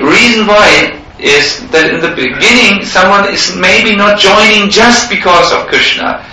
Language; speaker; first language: English; non-native, fluent; German